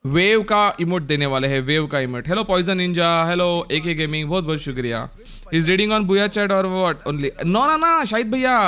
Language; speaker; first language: Hindi; non-native, local second language; Marathi